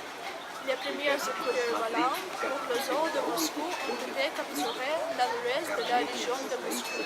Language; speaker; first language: French; non-native, learner; Russian